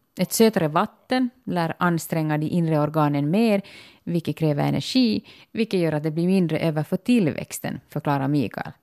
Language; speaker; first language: Swedish; native; Swedish